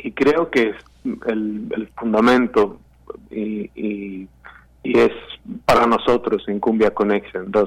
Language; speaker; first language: Spanish; non-native, fluent; Swedish